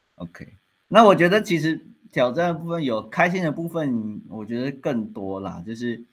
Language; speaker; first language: Chinese; native; Chinese